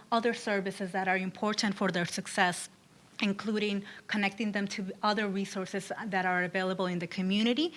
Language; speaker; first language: English; early bilingual, other home language; Spanish